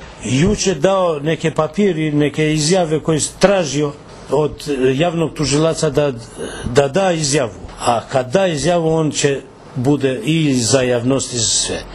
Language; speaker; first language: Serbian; non-native, local second language; Albanian